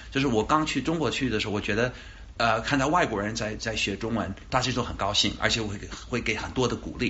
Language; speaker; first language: Chinese; non-native, fluent; English